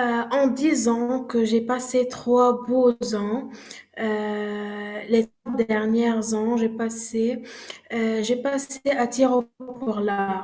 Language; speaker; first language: French; non-native, learner; Arabic